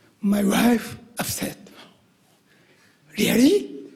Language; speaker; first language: English; non-native, learner; Japanese